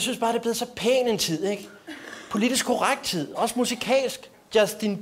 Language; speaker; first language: Danish; native; Danish